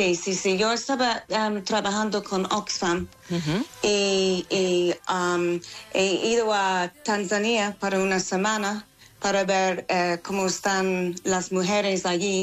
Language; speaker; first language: Spanish; non-native, learner; English